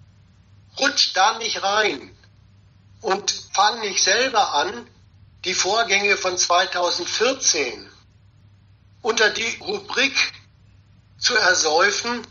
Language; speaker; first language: German; native; German